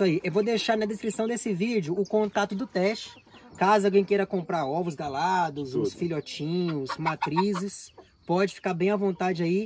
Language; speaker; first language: Portuguese; native; Portuguese